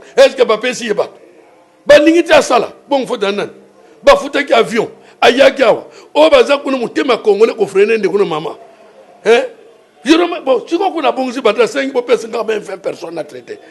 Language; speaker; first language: Lingala; non-native, local second language; Kongo